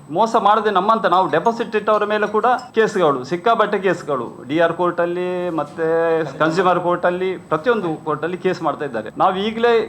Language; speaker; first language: Kannada; native; Kannada